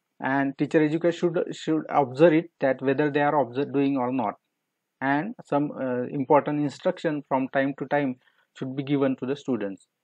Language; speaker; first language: English; non-native, local second language; Marathi